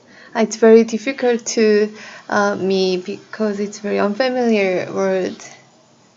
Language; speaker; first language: English; non-native, learner; Korean